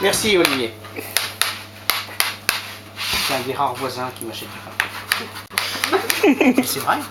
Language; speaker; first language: French; native; French